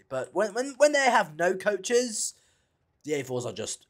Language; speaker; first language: English; native; English